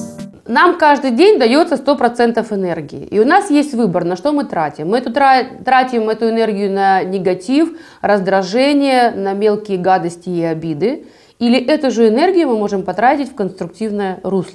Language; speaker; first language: Russian; native; Russian